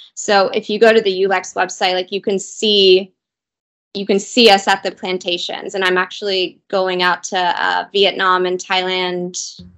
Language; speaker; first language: English; native; English